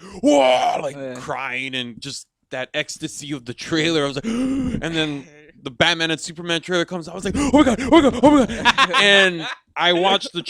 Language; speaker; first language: English; native; English